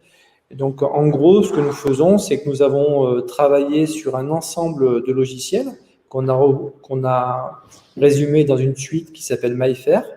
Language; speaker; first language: French; native; French